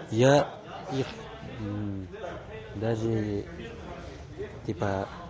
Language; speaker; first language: Russian; non-native, learner; Tajik